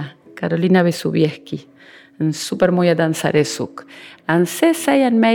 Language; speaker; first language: Dutch; non-native, learner; Spanish